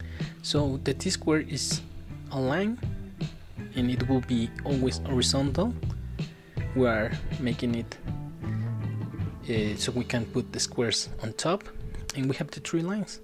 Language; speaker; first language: English; non-native, fluent; Spanish